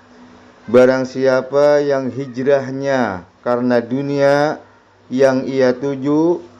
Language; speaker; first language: Indonesian; native; Indonesian